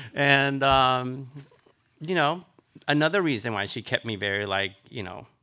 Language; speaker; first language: English; early bilingual, other home language; Spanish